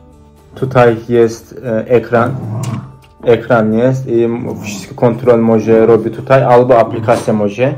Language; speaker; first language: Polish; non-native, learner; Turkish